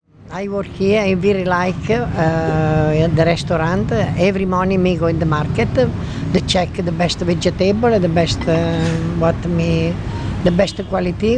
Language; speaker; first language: English; non-native, learner; Italian